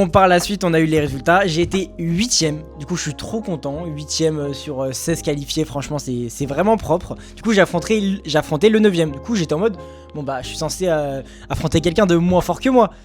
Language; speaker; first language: French; native; French